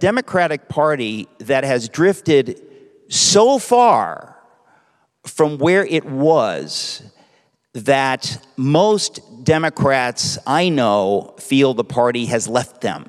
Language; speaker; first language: English; native; English